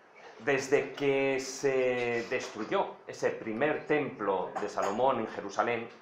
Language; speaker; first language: Spanish; native; Spanish